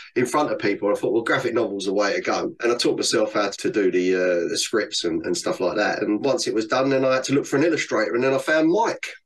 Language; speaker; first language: English; native; English